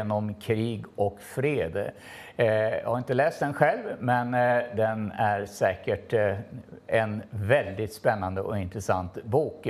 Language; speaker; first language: Swedish; native; Swedish